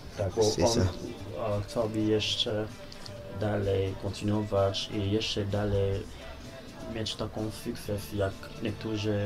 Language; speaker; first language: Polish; non-native, learner; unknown